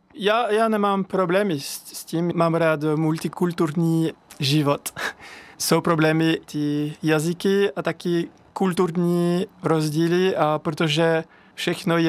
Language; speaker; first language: Czech; non-native, fluent; French